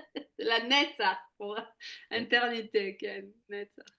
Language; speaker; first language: French; non-native, fluent; Hebrew